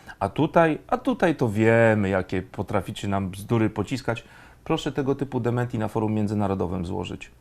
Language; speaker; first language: Polish; native; Polish